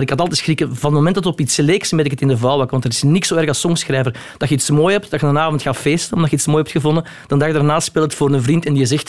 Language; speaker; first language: Dutch; native; Dutch